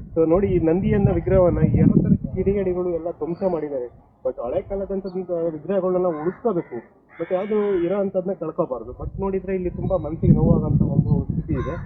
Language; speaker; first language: Kannada; non-native, local second language; Tulu